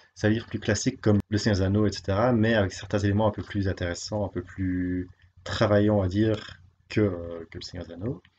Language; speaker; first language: French; native; French